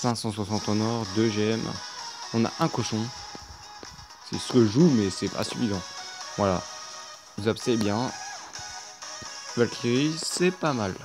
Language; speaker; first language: French; native; French